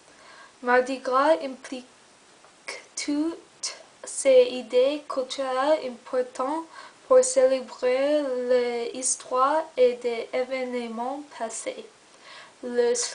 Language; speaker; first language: French; non-native, learner; English